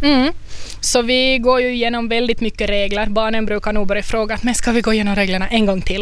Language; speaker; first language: Swedish; native; Swedish